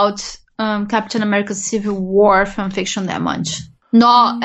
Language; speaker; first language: English; non-native, fluent; Portuguese